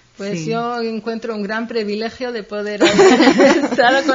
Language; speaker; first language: Spanish; native; Spanish